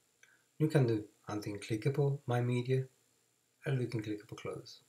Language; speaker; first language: Swedish; non-native, fluent; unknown